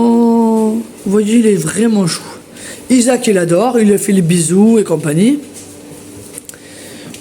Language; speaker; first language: French; native; French